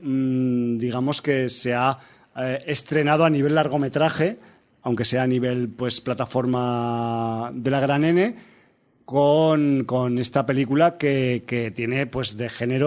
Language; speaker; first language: Spanish; native; Spanish